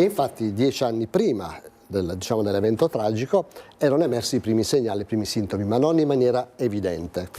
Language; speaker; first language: Italian; native; Italian